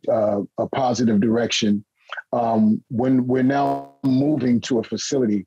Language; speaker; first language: English; native; English